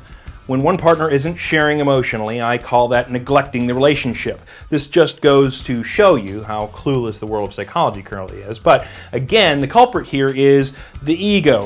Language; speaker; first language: English; native; English